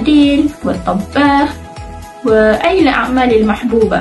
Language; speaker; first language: Arabic; non-native, learner; Malay